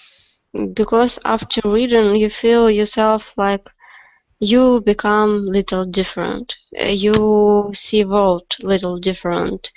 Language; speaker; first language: English; non-native, learner; Russian